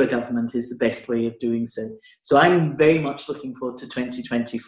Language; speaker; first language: English; native; English